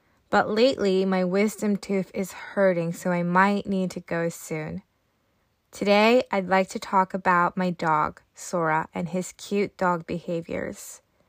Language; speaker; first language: English; early bilingual, other home language; Japanese